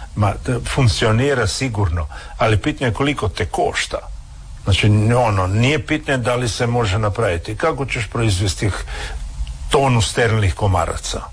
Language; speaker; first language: Serbian; native; Serbian